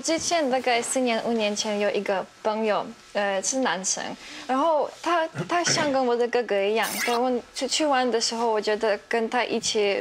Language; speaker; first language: Chinese; non-native, fluent; Russian